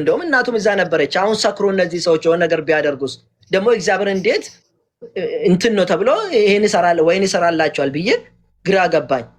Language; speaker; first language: Amharic; non-native, local second language; Oromo